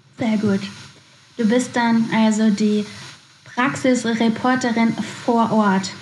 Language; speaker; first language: German; native; German